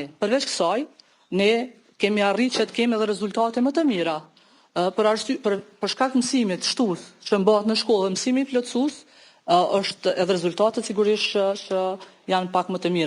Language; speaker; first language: Albanian; native; Albanian